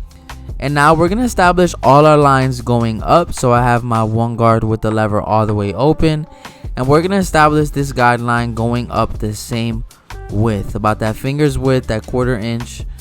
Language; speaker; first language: English; native; English